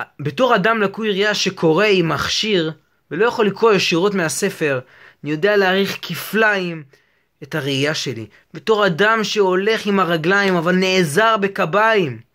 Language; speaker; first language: Hebrew; native; Hebrew